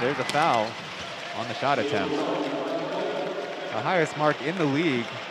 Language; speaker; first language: English; native; English